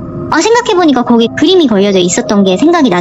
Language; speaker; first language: Korean; native; Korean